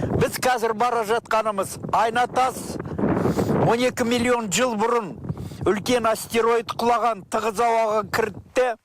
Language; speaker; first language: Kazakh; native; Kazakh